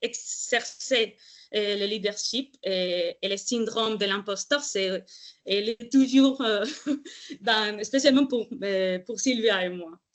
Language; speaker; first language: French; non-native, fluent; Spanish